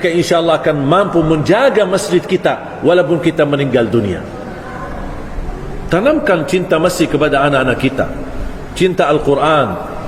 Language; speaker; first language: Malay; non-native, fluent; Arabic